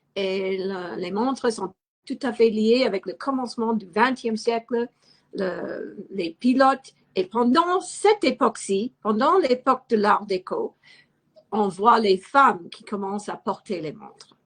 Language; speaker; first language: French; non-native, fluent; English